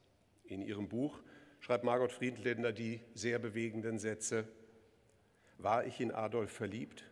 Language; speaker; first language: German; native; German